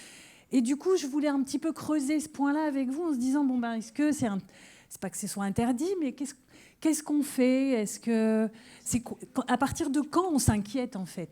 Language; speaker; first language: French; native; French